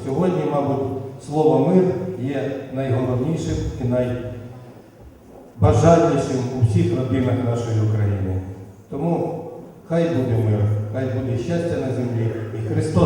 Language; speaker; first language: Ukrainian; native; Ukrainian